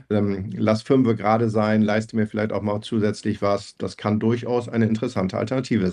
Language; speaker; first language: German; native; German